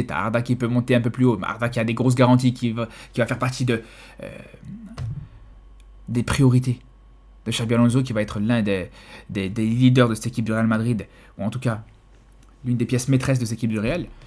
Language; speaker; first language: French; native; French